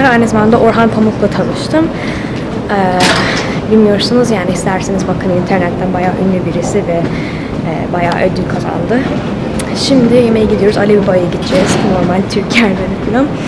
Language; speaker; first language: Turkish; early bilingual, heritage; English